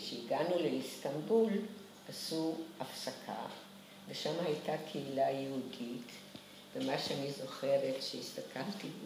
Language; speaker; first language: Hebrew; early bilingual, other home language; Romanian